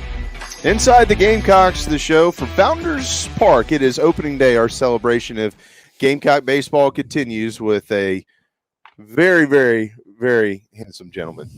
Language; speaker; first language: English; native; English